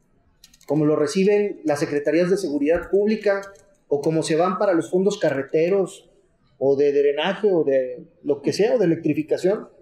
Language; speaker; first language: Spanish; native; Spanish